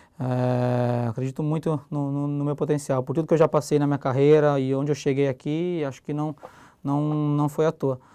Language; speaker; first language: Portuguese; native; Portuguese